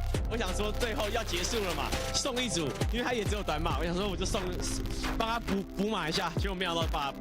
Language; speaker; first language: Chinese; native; Chinese